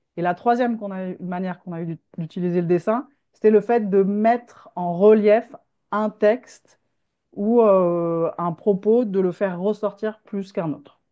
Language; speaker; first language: French; native; French